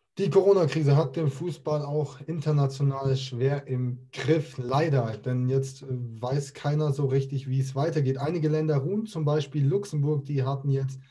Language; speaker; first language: German; native; German